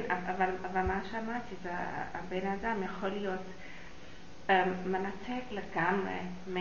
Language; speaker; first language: Hebrew; non-native, fluent; English